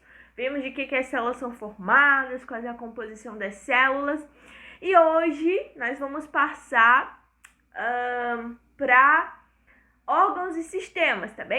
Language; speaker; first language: Portuguese; native; Portuguese